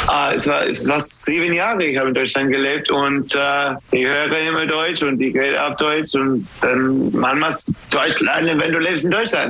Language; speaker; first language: German; non-native, learner; English